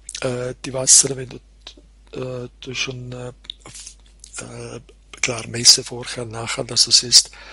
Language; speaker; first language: German; non-native, fluent; Croatian